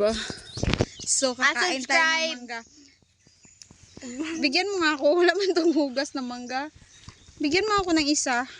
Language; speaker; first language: Filipino; non-native, local second language; Cebuano